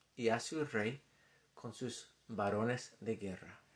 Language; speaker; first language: Spanish; non-native, fluent; English